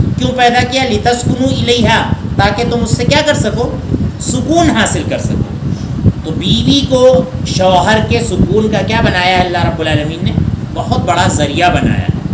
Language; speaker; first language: Urdu; native; Urdu